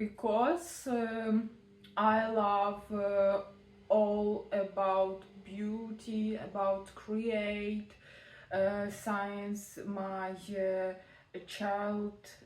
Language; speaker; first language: English; non-native, learner; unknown